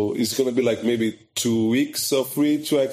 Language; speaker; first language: English; non-native, fluent; Portuguese